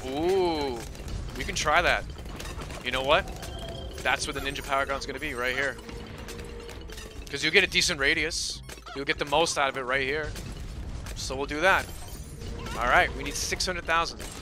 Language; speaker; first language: English; early bilingual, other home language; Polish